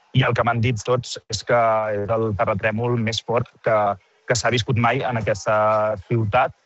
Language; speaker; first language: Catalan; native; Catalan